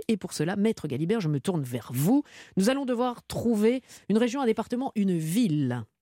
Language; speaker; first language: French; native; French